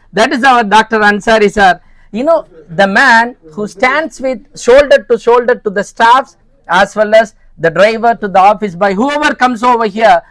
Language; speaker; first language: English; non-native, local second language; Tamil